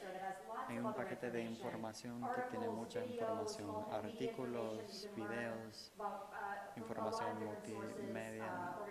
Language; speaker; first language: Spanish; non-native, fluent; English